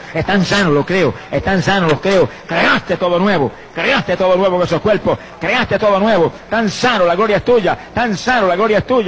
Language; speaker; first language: Spanish; native; Spanish